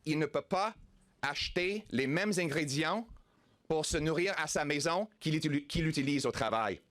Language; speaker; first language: French; non-native, local second language; English